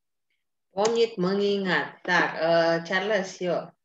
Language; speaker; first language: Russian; non-native, fluent; Indonesian